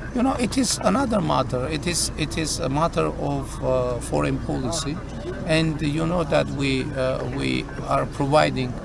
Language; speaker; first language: English; non-native, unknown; Armenian